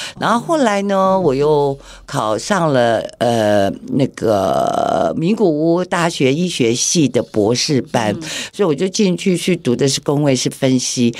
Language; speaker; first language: Chinese; native; Chinese